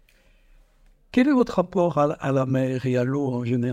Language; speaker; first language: French; native; French